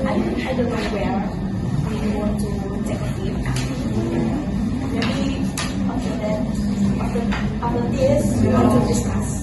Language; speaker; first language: English; non-native, learner; Indonesian